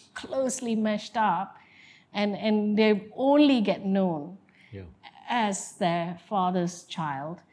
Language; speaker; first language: English; non-native, local second language; Malay